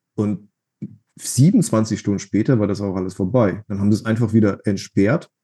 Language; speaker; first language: German; non-native, fluent; Russian